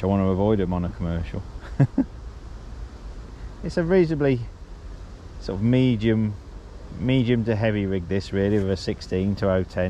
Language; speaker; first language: English; native; English